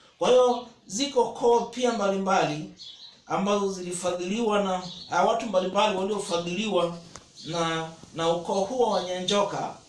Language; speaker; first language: Swahili; non-native, local second language; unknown